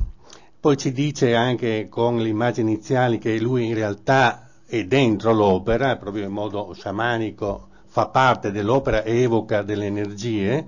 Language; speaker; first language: Italian; native; Italian